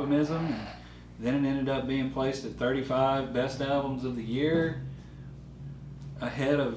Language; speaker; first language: English; native; English